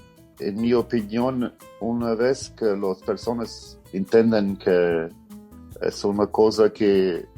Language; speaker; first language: Spanish; non-native, fluent; English